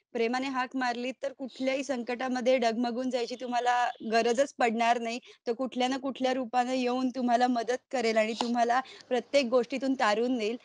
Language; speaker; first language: Marathi; native; Marathi